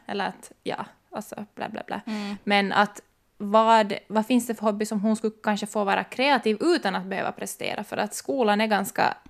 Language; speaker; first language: Swedish; native; Swedish